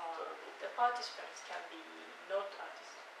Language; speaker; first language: English; non-native, learner; Japanese